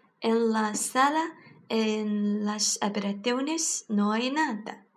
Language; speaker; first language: Spanish; non-native, learner; Chinese